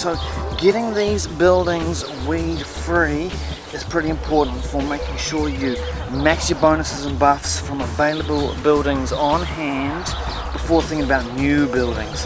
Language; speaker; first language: English; native; English